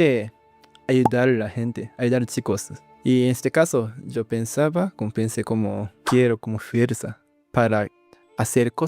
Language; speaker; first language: Spanish; non-native, learner; Japanese